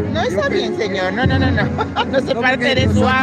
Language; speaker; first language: Spanish; non-native, learner; English